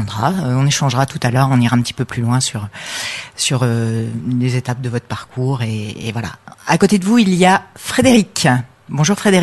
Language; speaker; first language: French; native; French